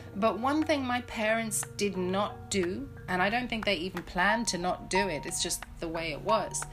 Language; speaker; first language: English; native; English